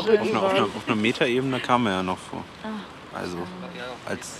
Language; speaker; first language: German; native; German